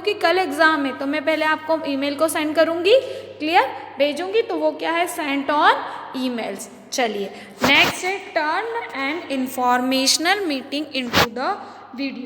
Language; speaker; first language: Hindi; native; Hindi